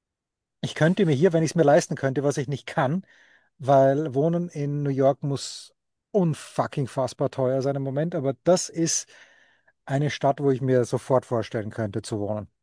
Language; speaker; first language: German; native; German